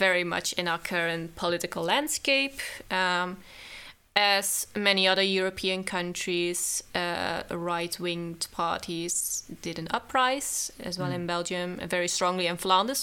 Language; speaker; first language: English; non-native, fluent; Dutch